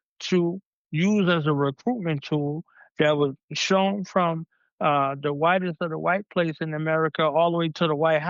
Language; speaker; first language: English; native; English